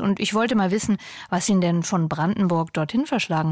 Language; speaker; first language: German; native; German